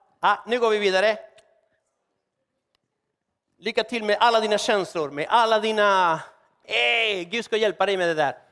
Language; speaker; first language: Swedish; non-native, fluent; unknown